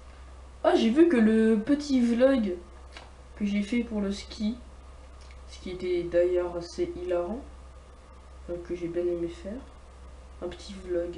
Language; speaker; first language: French; native; French